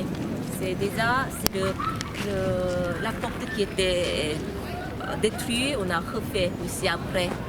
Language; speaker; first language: French; non-native, learner; Korean